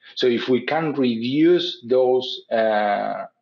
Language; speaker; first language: English; non-native, fluent; Spanish